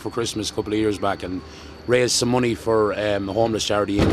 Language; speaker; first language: English; native; English